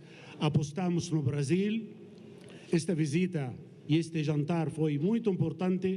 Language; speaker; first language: Portuguese; non-native, fluent; Arabic